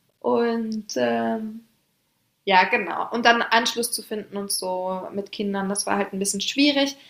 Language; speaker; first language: German; early bilingual, other home language; French